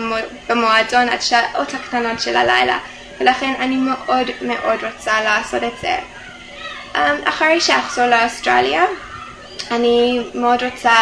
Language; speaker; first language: Hebrew; non-native, fluent; English